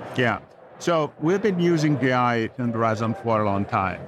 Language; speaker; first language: English; non-native, fluent; Italian